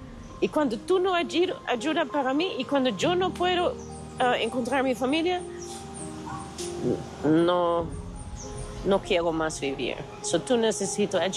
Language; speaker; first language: Spanish; non-native, learner; Dutch